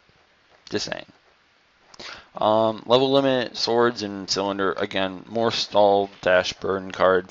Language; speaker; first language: English; native; English